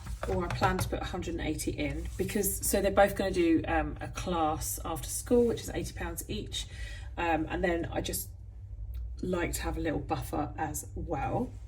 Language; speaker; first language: English; native; English